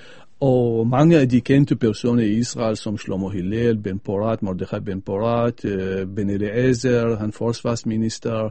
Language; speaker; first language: Danish; non-native, fluent; Arabic